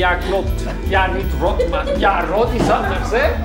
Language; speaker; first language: Dutch; non-native, fluent; Spanish